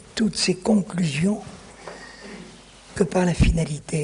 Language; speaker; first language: French; native; French